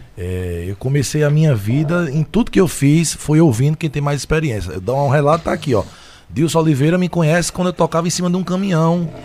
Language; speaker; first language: Portuguese; native; Portuguese